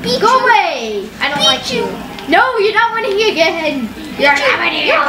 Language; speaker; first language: English; native; English